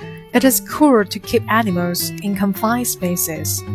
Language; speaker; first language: English; non-native, fluent; Chinese